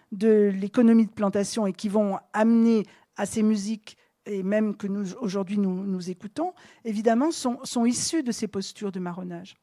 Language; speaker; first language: French; native; French